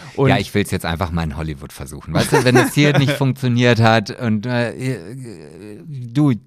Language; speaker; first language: German; native; German